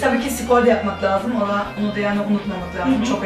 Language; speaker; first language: Turkish; early bilingual, heritage; Turkish